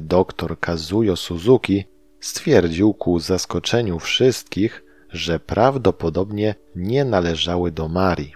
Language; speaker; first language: Polish; native; Polish